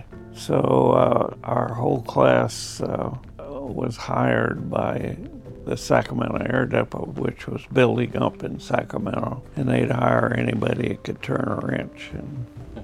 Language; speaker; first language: English; native; English